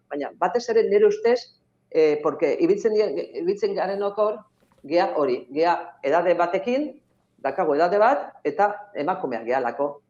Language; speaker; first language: Basque; non-native, local second language; Spanish